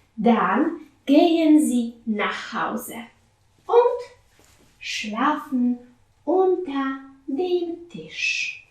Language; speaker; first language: German; non-native, fluent; Polish